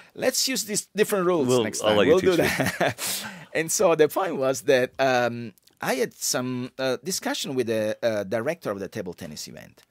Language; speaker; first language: English; non-native, fluent; Italian